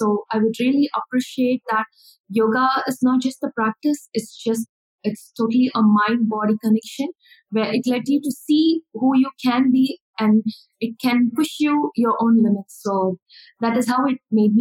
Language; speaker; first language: English; non-native, local second language; Tamil